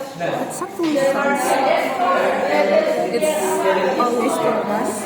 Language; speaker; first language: English; non-native, learner; Indonesian